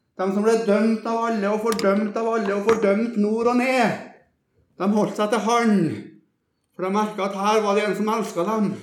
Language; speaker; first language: Norwegian; native; Norwegian